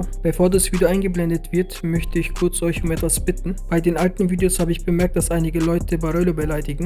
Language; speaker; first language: German; native; German